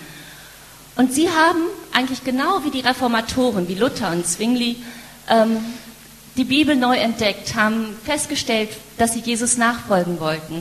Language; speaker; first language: German; native; German